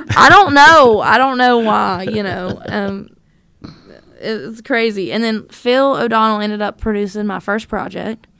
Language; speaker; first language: English; native; English